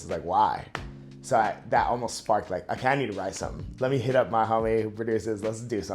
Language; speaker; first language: English; native; English